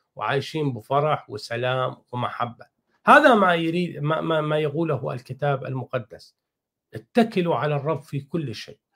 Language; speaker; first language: Arabic; non-native, fluent; Persian